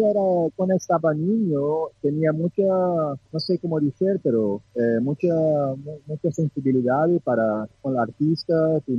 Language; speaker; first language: Spanish; non-native, learner; Portuguese